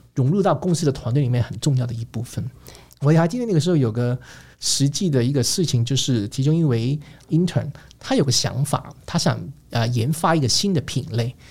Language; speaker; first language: Chinese; non-native, local second language; Cantonese